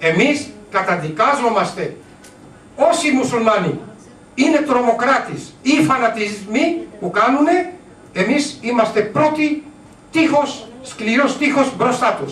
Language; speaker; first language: Greek; non-native, learner; Urdu